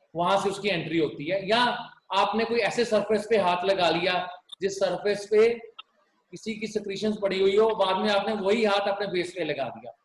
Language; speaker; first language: Hindi; non-native, local second language; Punjabi